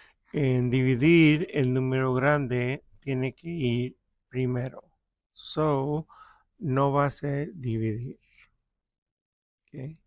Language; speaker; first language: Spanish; early bilingual, heritage; Spanish